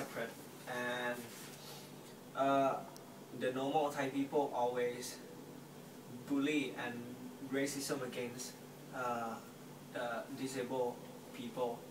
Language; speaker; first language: English; non-native, learner; Thai